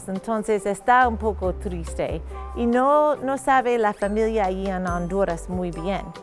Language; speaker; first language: Spanish; non-native, fluent; English